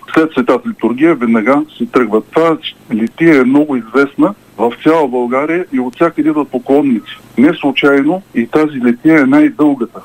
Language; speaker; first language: Bulgarian; native; Bulgarian